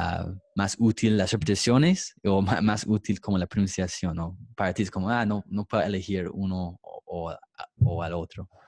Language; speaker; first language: Spanish; non-native, fluent; English